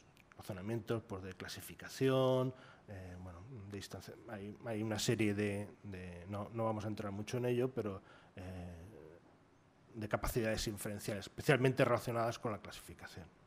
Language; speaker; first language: Spanish; native; Spanish